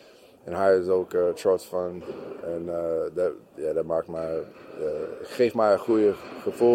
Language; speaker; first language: Dutch; non-native, learner; English